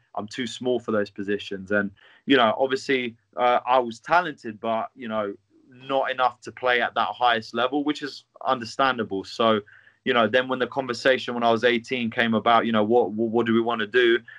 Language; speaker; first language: English; native; English